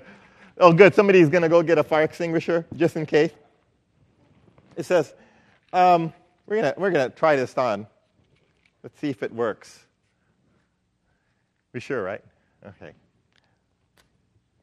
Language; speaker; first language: English; non-native, local second language; Filipino